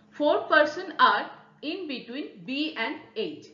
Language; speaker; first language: English; non-native, local second language; Bangla